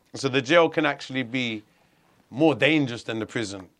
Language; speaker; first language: English; native; English